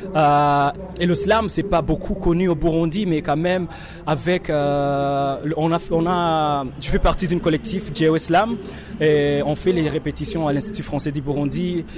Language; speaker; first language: French; non-native, local second language; Rundi